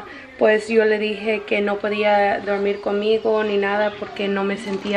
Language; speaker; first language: Spanish; early bilingual, heritage; Spanish